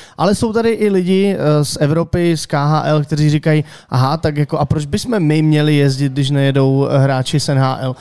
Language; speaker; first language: Czech; native; Czech